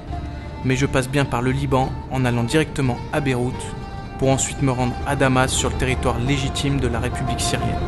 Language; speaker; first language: French; native; French